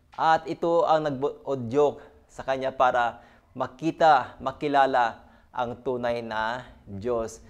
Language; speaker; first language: Filipino; native; Filipino